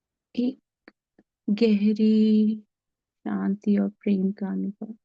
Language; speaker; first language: Hindi; native; Hindi